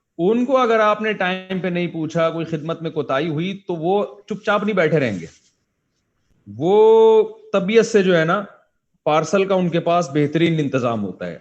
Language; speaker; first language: Urdu; native; Urdu